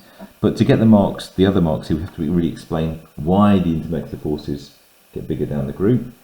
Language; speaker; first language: English; native; English